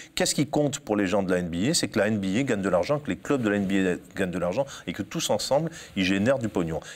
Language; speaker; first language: French; native; French